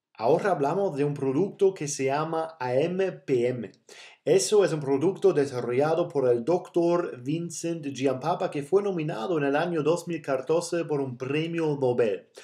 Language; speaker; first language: Spanish; non-native, fluent; German